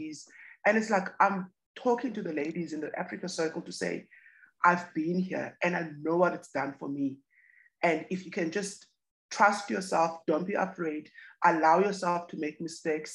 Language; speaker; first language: English; non-native, local second language; Xhosa